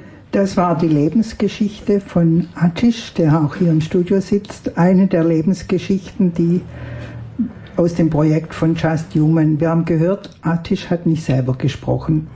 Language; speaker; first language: German; native; German